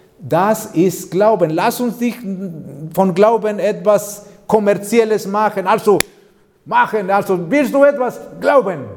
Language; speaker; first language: German; non-native, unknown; Spanish